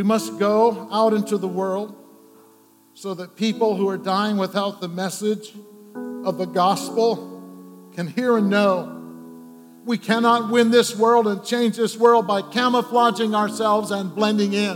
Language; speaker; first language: English; native; English